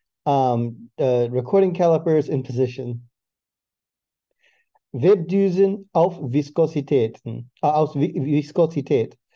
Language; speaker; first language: German; non-native, learner; English